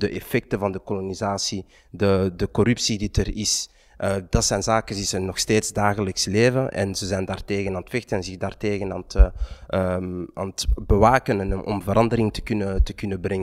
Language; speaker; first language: Dutch; early bilingual, other home language; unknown